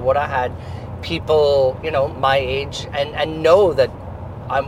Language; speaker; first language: English; native; English